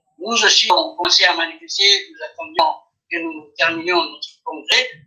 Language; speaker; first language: French; non-native, local second language; Afar